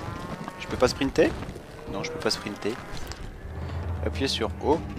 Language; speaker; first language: French; native; French